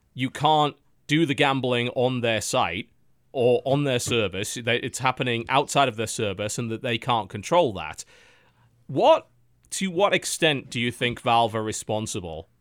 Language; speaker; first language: English; native; English